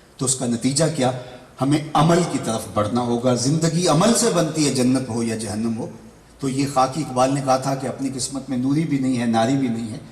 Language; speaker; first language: Urdu; non-native, local second language; Punjabi